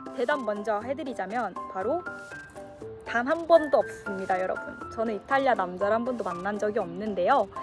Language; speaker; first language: Korean; early bilingual, heritage; Korean